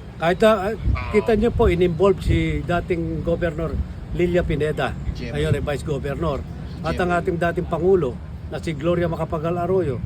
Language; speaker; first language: Filipino; non-native, local second language; Pampanga